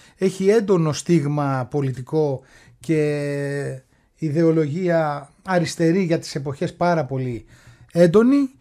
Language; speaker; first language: Greek; native; Greek